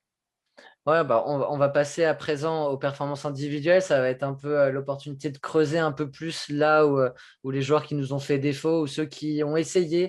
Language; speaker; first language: French; native; French